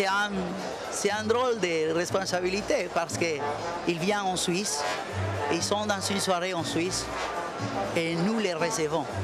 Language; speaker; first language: French; non-native, fluent; Spanish